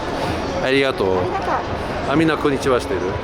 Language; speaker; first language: Japanese; non-native, fluent; English